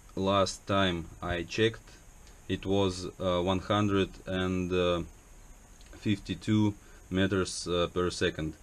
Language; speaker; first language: English; non-native, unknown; Russian